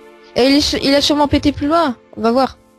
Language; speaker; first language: French; native; French